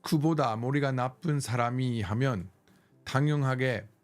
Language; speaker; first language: Korean; non-native, learner; English